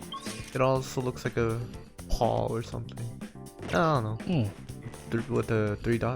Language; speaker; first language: English; native; English